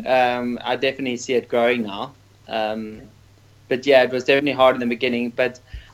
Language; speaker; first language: English; native; English